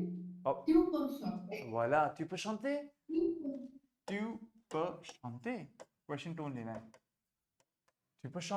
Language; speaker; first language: French; non-native, fluent; Hindi